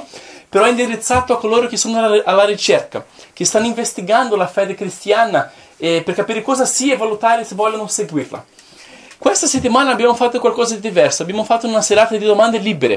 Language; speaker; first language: Italian; non-native, fluent; Portuguese